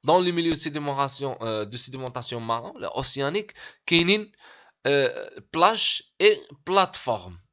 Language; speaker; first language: French; non-native, local second language; Arabic